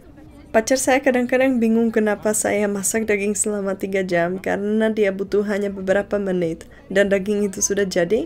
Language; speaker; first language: Indonesian; non-native, fluent; Czech